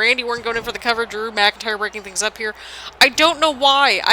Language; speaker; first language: English; native; English